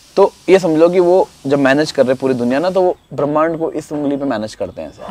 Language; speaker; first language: Hindi; native; Hindi